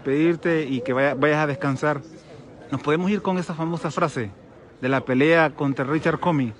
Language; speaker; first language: Spanish; native; Spanish